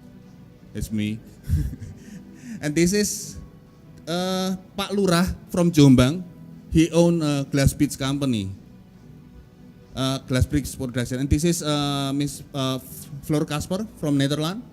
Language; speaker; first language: English; non-native, learner; Indonesian